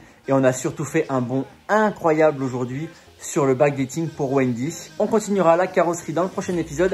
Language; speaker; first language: French; native; French